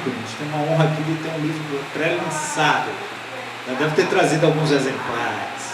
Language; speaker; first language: Portuguese; native; Portuguese